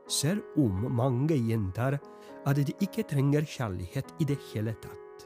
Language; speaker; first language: Norwegian; non-native, fluent; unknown